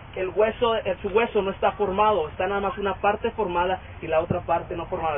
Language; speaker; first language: Spanish; native; Spanish